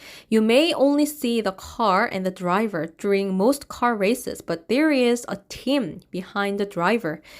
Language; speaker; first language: English; non-native, fluent; Korean